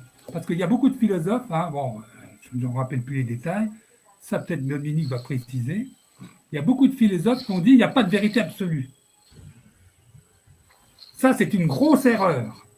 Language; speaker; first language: French; native; French